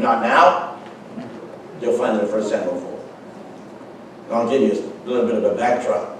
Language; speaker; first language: English; native; English